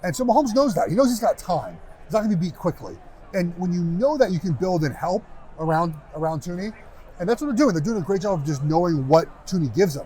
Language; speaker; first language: English; native; English